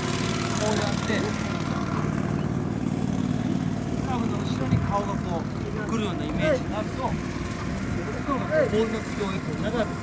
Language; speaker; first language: Japanese; native; Japanese